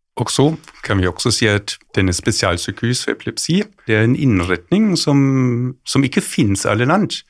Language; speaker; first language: Norwegian; non-native, fluent; German